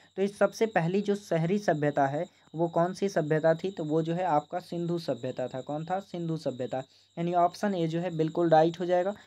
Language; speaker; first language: Hindi; native; Hindi